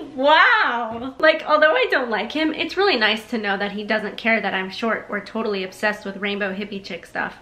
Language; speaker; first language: English; native; English